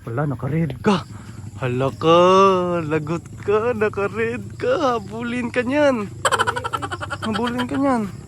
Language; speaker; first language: Filipino; non-native, local second language; Cebuano